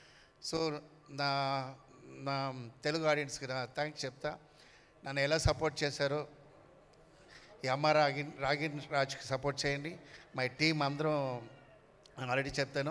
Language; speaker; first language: Telugu; non-native, learner; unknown